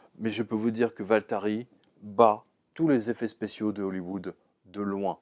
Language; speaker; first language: French; native; French